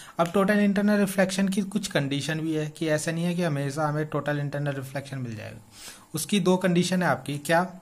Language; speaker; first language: Hindi; native; Hindi